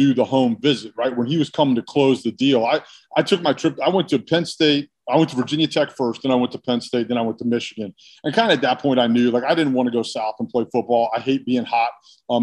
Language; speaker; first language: English; native; English